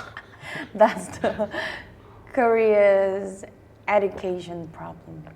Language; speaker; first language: English; non-native, fluent; Korean